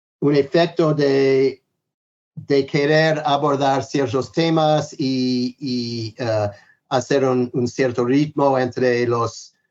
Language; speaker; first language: Spanish; non-native, fluent; English